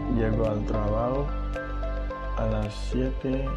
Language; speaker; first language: Spanish; non-native, learner; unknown